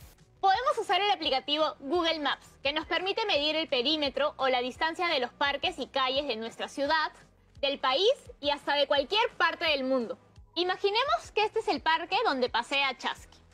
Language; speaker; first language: Spanish; native; Spanish